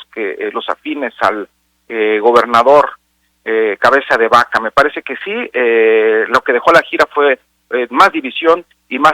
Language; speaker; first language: Spanish; native; Spanish